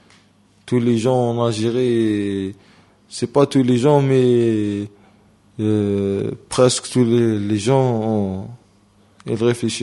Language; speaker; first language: French; non-native, learner; Arabic